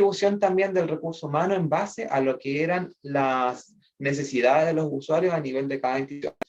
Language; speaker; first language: Spanish; native; Spanish